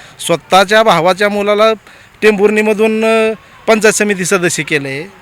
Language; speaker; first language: Marathi; native; Marathi